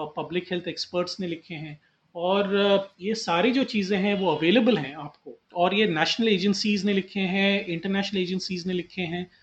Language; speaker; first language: Hindi; non-native, local second language; Marathi